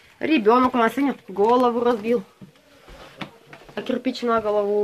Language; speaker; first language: Russian; native; Russian